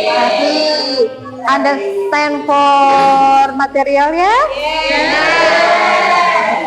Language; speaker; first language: English; non-native, learner; Indonesian